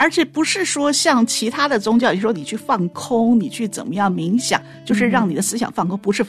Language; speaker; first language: Chinese; native; Chinese